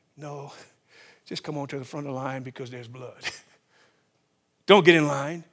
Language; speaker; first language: English; native; English